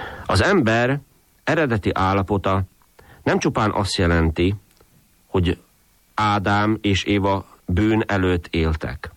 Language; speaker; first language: Hungarian; native; Hungarian